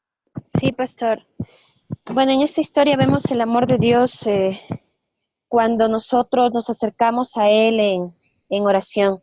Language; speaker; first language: Spanish; non-native, fluent; English